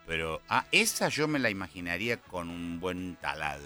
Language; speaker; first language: Spanish; native; Spanish